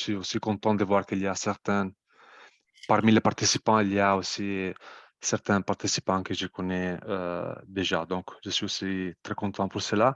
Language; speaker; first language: French; non-native, fluent; Italian